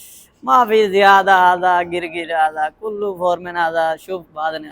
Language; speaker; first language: Arabic; non-native, learner; Punjabi